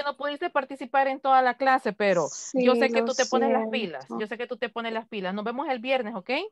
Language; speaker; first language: Spanish; native; Spanish